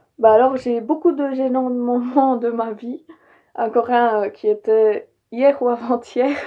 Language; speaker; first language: French; early bilingual, other home language; Polish